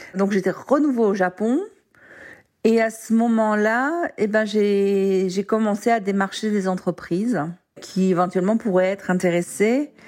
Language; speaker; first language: French; native; French